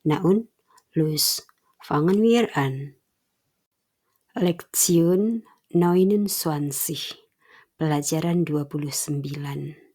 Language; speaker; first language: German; non-native, fluent; Indonesian